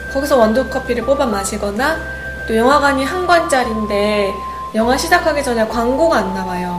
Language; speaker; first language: Korean; native; Korean